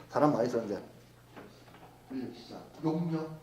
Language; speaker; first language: Korean; native; Korean